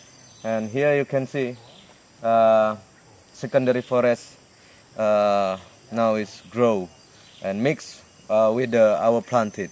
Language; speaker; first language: English; non-native, learner; Indonesian